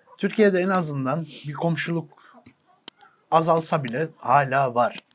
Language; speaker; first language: Turkish; early bilingual, heritage; Turkish